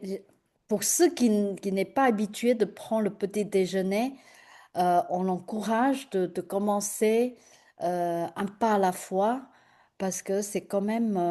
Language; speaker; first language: French; non-native, fluent; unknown